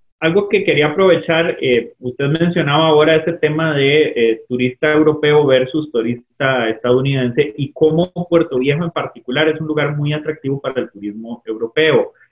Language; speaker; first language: Spanish; native; Spanish